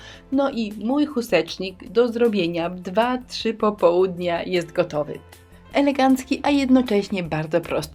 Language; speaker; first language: Polish; native; Polish